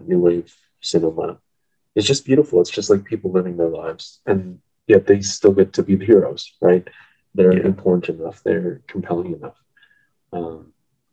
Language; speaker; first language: English; native; English